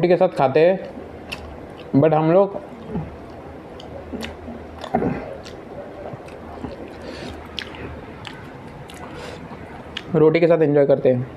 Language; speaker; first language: Hindi; non-native, local second language; Marathi